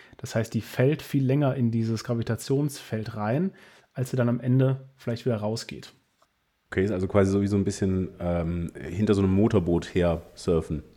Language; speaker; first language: German; native; German